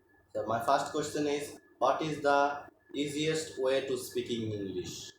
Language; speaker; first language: English; non-native, learner; Bangla